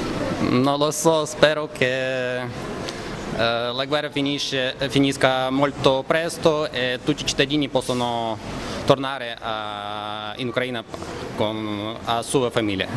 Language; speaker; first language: Italian; non-native, fluent; Ukrainian